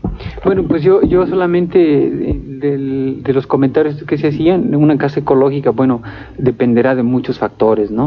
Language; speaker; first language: Spanish; native; Spanish